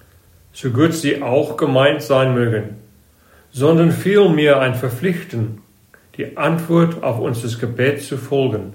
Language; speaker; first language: German; non-native, fluent; English